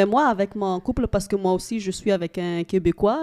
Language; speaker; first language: French; non-native, local second language; Malagasy